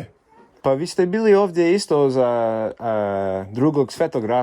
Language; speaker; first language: Croatian; non-native, learner; English